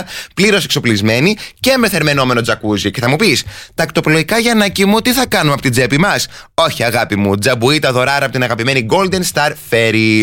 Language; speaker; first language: Greek; native; Greek